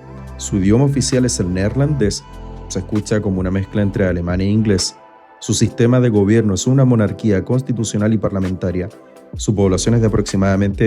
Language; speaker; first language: Spanish; native; Spanish